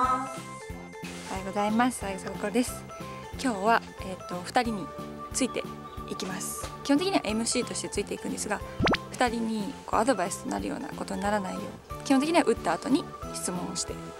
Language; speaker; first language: Japanese; native; Japanese